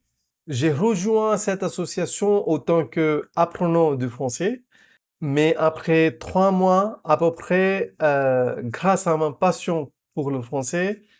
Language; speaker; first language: French; non-native, fluent; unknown